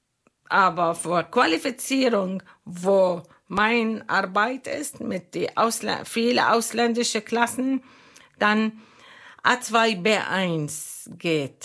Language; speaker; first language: German; non-native, fluent; Arabic